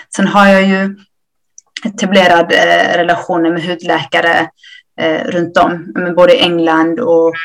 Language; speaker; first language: Swedish; early bilingual, other home language; Amharic